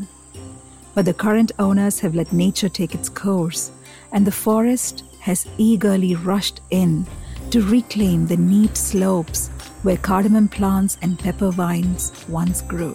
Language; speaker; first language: English; non-native, local second language; Malayalam